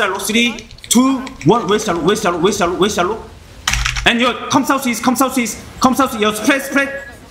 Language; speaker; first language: English; non-native, learner; Korean